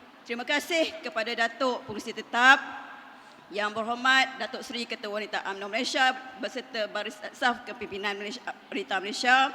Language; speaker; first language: Malay; native; Malay